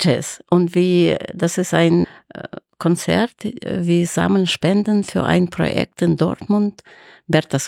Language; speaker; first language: German; non-native, fluent; Russian